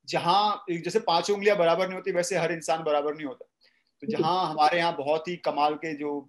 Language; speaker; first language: Hindi; native; Hindi